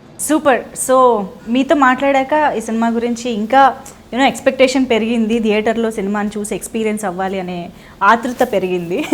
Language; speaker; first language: Telugu; native; Telugu